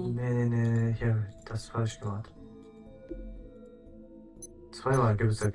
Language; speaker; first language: German; non-native, learner; Japanese